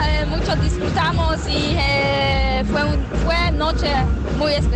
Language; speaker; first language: Spanish; non-native, learner; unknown